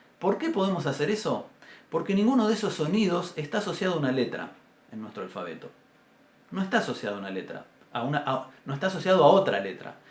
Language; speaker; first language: Spanish; native; Spanish